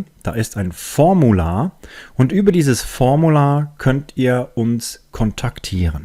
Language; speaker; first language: German; native; German